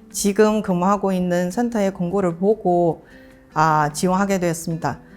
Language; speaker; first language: Korean; non-native, fluent; Chinese